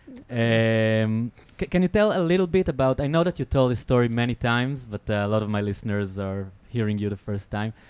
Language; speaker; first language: English; non-native, fluent; Hebrew